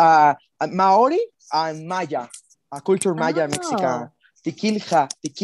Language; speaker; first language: English; non-native, learner; Spanish